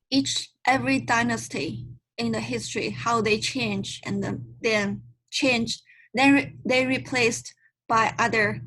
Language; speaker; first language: English; non-native, learner; Chinese